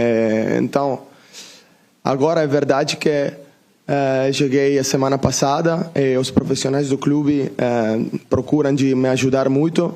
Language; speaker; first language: Portuguese; non-native, learner; Italian